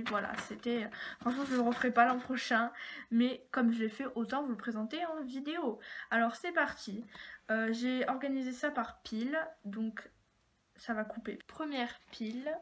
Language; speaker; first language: French; native; French